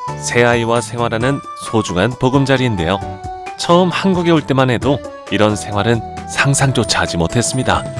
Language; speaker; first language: Korean; native; Korean